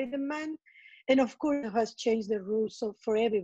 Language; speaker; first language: English; non-native, fluent; Spanish